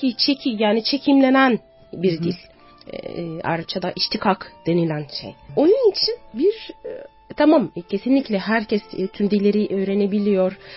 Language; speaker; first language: Turkish; non-native, fluent; Arabic